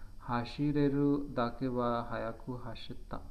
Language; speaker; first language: Japanese; non-native, learner; Hindi